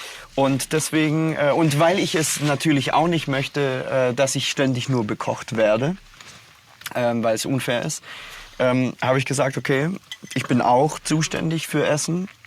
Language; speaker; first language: German; native; German